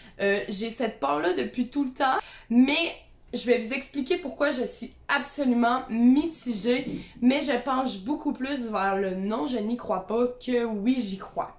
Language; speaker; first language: French; native; French